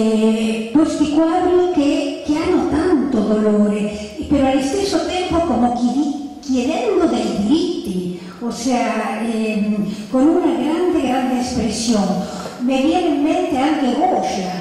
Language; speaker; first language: Italian; non-native, fluent; Spanish